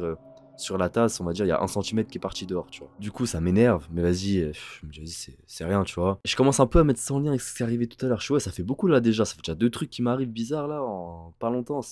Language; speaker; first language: French; native; French